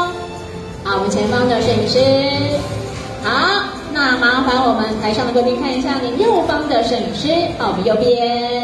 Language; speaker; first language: Chinese; native; Chinese